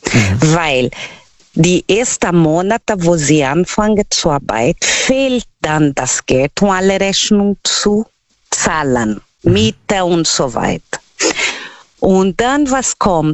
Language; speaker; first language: German; non-native, learner; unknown